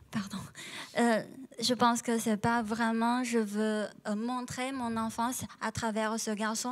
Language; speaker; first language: French; non-native, fluent; Chinese